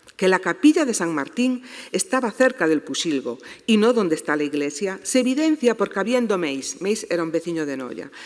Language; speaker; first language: Spanish; non-native, local second language; Galician